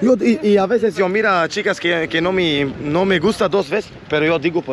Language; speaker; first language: Spanish; non-native, learner; Swedish